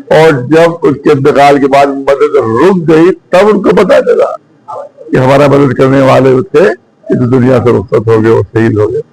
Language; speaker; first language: Urdu; native; Urdu